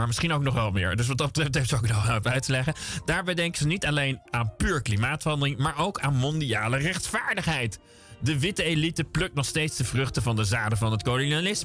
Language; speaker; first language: Dutch; native; Dutch